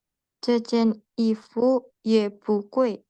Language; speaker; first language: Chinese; non-native, learner; Indonesian